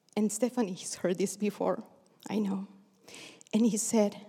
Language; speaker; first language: English; early bilingual, other home language; Spanish